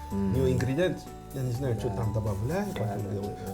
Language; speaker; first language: Russian; non-native, fluent; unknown